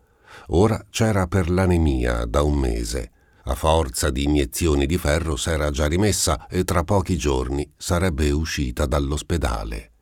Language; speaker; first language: Italian; native; Italian